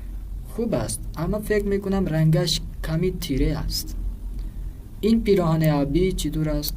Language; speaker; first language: Persian; non-native, fluent; Urdu